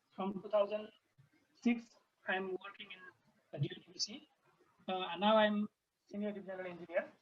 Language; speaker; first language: English; non-native, local second language; Nepali